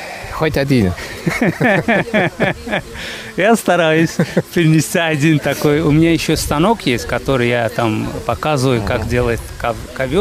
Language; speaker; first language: Russian; non-native, fluent; Azerbaijani